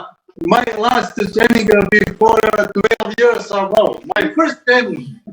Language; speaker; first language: English; non-native, fluent; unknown